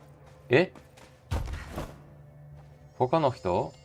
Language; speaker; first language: Japanese; non-native, learner; English